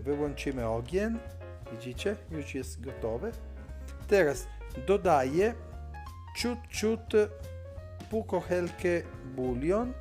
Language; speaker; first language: Polish; non-native, learner; Italian